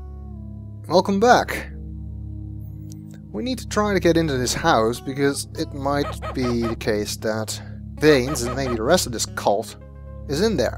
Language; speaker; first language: English; native; English